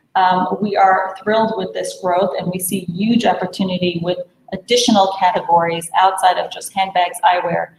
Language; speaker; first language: English; native; English